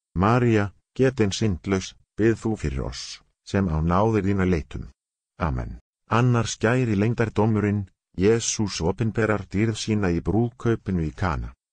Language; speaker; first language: Icelandic; non-native, learner; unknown